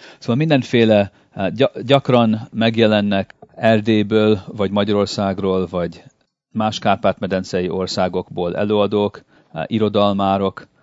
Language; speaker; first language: Hungarian; early bilingual, heritage; Hungarian